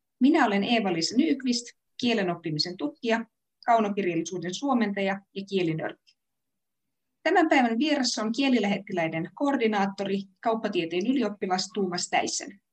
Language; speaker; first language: Finnish; native; Finnish